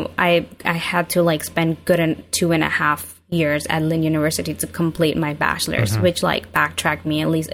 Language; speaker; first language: English; non-native, local second language; Urdu